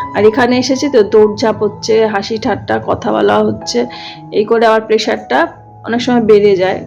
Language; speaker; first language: Bangla; native; Bangla